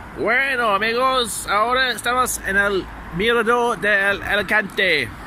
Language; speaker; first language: Spanish; non-native, learner; English